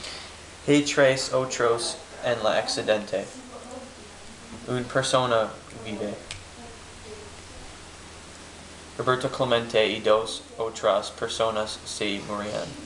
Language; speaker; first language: Spanish; non-native, learner; English